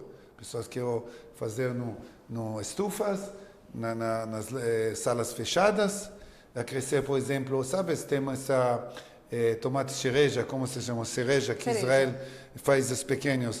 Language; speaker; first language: Portuguese; non-native, learner; Hebrew